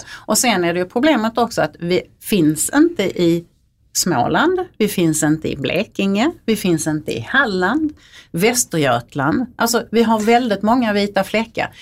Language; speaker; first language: Swedish; native; Swedish